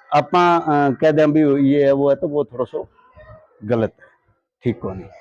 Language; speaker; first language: Hindi; native; Hindi